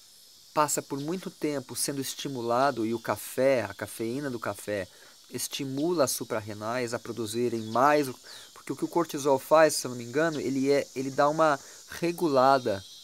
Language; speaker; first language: Portuguese; native; Portuguese